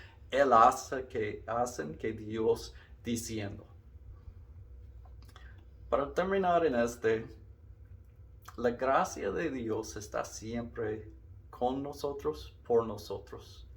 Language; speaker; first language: Spanish; non-native, learner; English